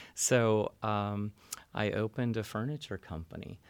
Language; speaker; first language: English; native; English